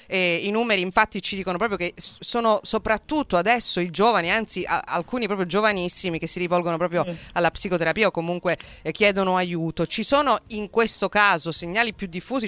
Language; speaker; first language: Italian; native; Italian